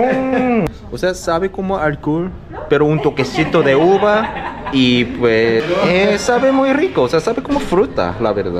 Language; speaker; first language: Spanish; non-native, learner; Portuguese